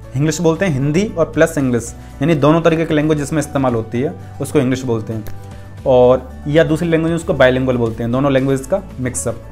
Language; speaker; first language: Hindi; native; Hindi